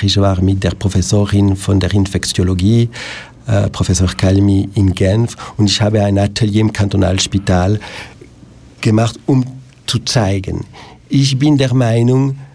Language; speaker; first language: German; non-native, local second language; French